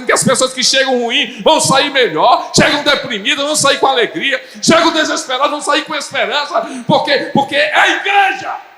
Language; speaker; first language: Portuguese; native; Portuguese